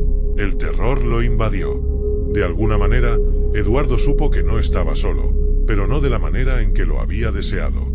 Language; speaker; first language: Spanish; native; Spanish